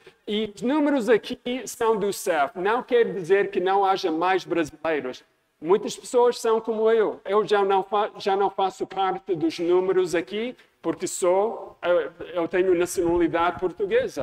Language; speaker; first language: Portuguese; non-native, fluent; English